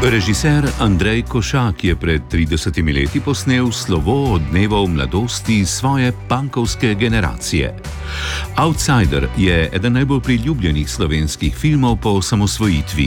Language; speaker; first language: Slovenian; native; Slovenian